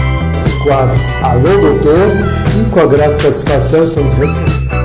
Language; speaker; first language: Portuguese; native; Portuguese